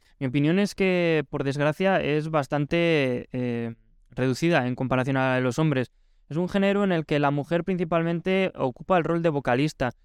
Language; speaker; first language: Spanish; native; Spanish